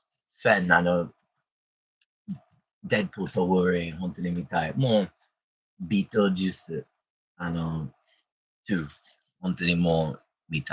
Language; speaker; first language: Japanese; non-native, learner; English